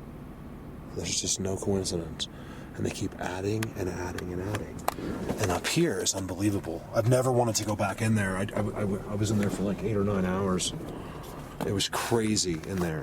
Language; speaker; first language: English; native; English